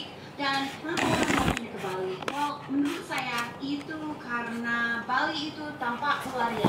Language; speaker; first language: Indonesian; non-native, fluent; English